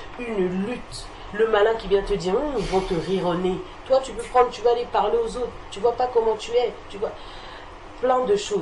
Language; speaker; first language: French; native; French